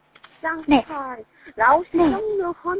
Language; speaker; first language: Chinese; non-native, learner; Korean